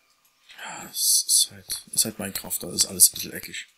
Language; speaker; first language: German; native; German